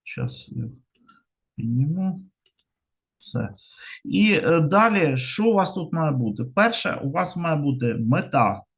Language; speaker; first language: Ukrainian; non-native, local second language; Russian